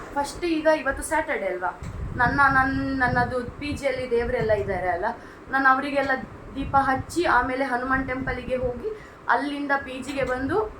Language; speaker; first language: Kannada; non-native, local second language; Tulu